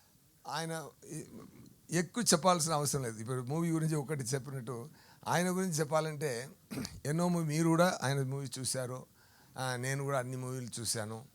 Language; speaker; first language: Telugu; non-native, learner; Tamil